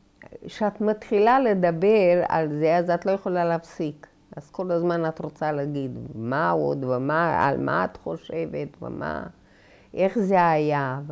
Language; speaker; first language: Hebrew; non-native, fluent; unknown